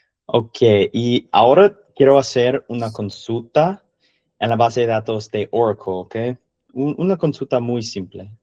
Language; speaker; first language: Spanish; non-native, learner; English